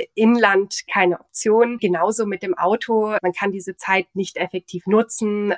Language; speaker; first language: German; native; German